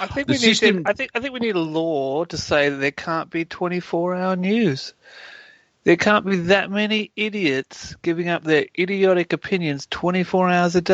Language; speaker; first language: English; native; English